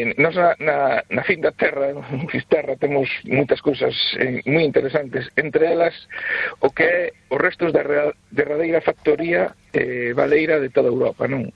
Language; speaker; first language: Galician; native; Galician